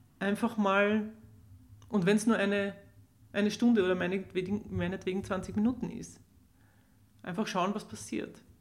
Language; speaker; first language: German; native; German